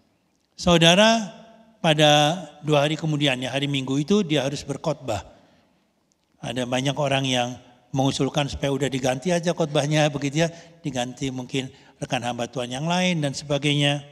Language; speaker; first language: Indonesian; native; Indonesian